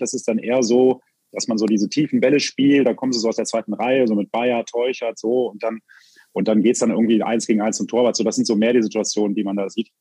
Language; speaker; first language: German; native; German